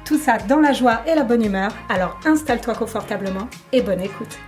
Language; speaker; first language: French; native; French